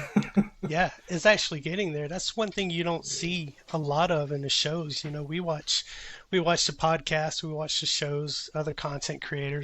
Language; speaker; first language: English; native; English